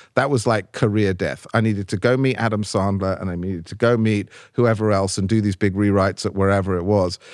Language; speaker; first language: English; native; English